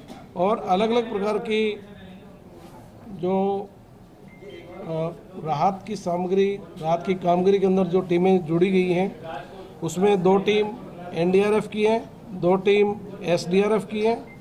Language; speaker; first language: Hindi; non-native, local second language; Gujarati